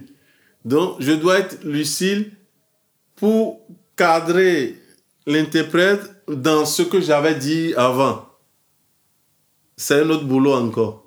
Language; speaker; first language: French; non-native, learner; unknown